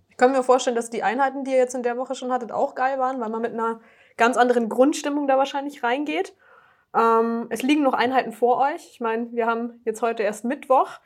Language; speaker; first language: German; native; German